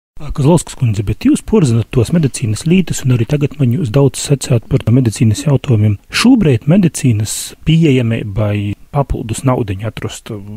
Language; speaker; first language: Latvian; native; Latvian